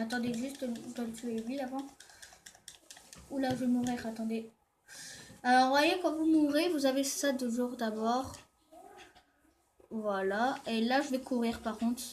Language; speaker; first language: French; native; French